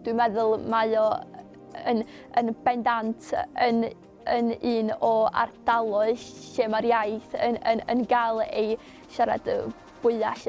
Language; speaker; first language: Welsh; native; Welsh